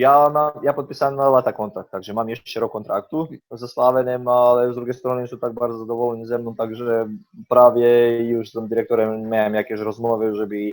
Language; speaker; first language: Polish; non-native, fluent; Croatian